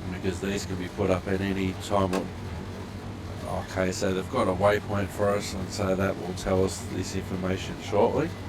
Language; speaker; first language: English; native; English